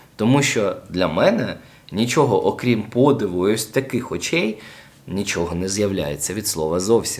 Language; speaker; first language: Ukrainian; native; Ukrainian